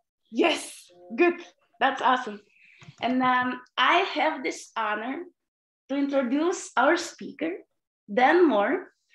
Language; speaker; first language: English; non-native, fluent; Latvian